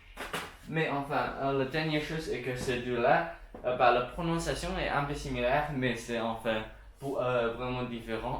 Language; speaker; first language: French; non-native, learner; Chinese